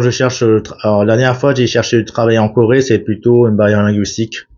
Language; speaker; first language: French; early bilingual, other home language; Korean